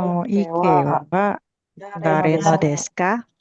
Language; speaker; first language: Japanese; non-native, learner; Indonesian